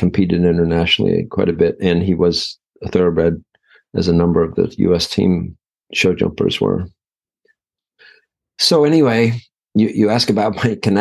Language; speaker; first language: English; native; English